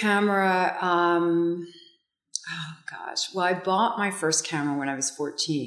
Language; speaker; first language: English; native; English